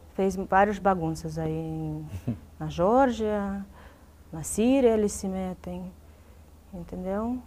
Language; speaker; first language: Portuguese; non-native, fluent; Russian